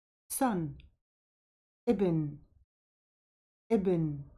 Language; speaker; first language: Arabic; native; Arabic